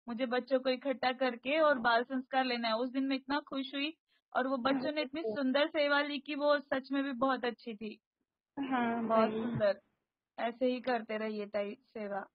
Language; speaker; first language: Hindi; non-native, local second language; Marathi